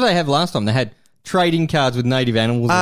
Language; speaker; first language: English; native; English